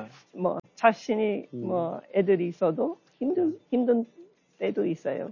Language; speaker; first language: Korean; non-native, learner; English